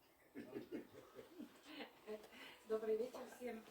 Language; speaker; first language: Russian; native; Russian